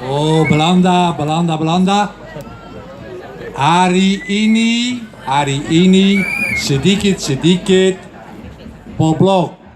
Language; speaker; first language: Indonesian; non-native, learner; Dutch